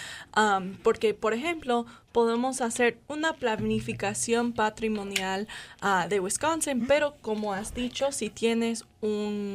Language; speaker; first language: Spanish; non-native, learner; English